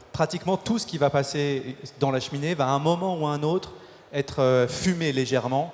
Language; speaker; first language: French; native; French